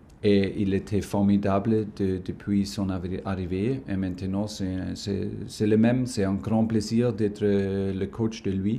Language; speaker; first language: French; non-native, learner; German